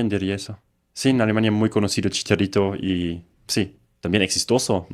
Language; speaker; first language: Spanish; non-native, fluent; German